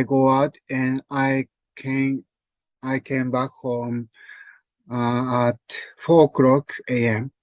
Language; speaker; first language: English; non-native, learner; Japanese